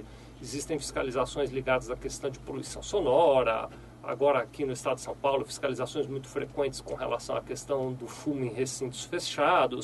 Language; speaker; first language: Portuguese; native; Portuguese